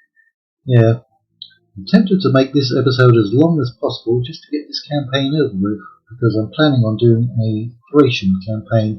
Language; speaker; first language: English; native; English